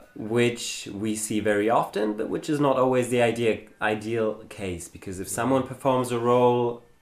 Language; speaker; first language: English; non-native, fluent; German